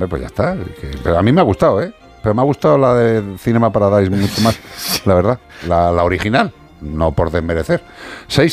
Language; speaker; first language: Spanish; native; Spanish